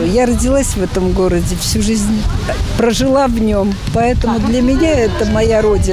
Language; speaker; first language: Russian; native; Russian